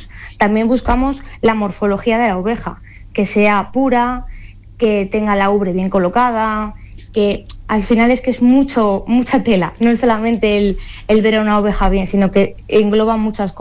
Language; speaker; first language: Spanish; native; Spanish